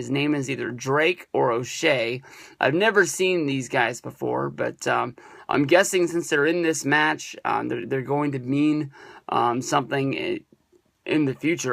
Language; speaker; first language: English; native; English